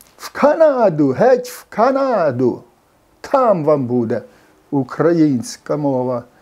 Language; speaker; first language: Ukrainian; native; Ukrainian